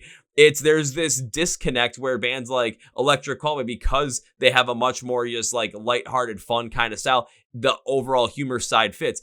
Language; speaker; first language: English; native; English